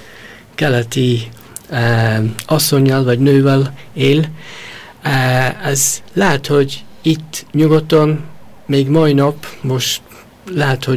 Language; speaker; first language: Hungarian; early bilingual, heritage; Hungarian